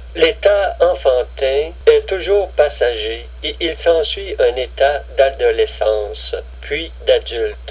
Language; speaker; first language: French; native; French